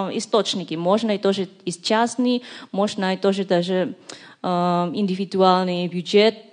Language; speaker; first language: Russian; non-native, learner; Indonesian